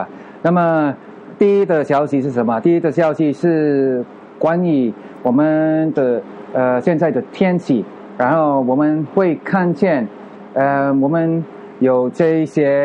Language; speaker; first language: Chinese; non-native, fluent; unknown